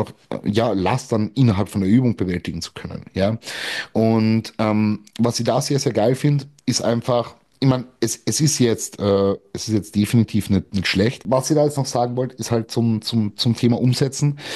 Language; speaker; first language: German; native; German